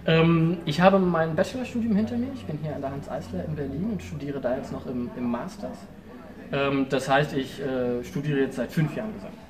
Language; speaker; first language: German; native; German